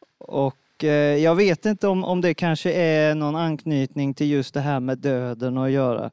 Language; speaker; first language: Swedish; native; Swedish